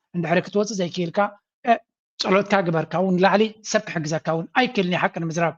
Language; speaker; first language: Tigrinya; native; Tigrinya